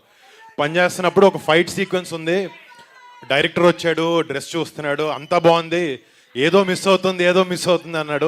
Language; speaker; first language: Telugu; native; Telugu